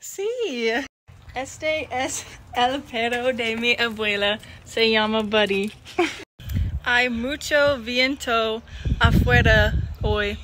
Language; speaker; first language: Spanish; non-native, learner; English